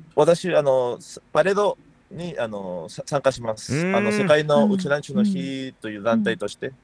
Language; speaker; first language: Japanese; non-native, fluent; Spanish